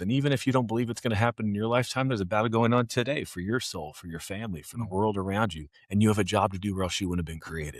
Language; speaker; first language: English; native; English